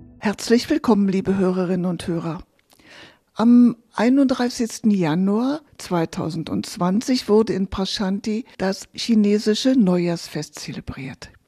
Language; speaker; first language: German; native; German